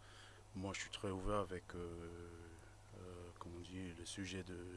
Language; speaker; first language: French; non-native, fluent; English